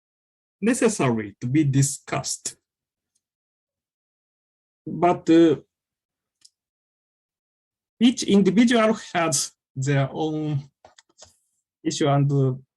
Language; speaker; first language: English; non-native, fluent; Japanese